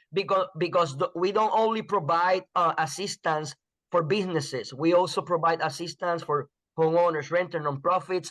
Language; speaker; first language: English; non-native, fluent; Spanish